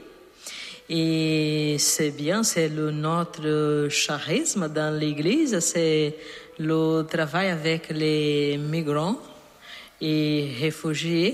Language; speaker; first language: French; non-native, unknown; Portuguese